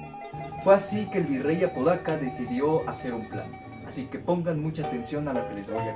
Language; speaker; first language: Spanish; native; Spanish